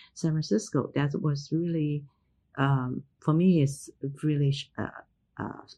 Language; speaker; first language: English; non-native, local second language; Cantonese